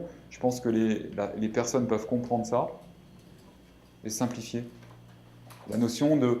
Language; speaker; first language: French; native; French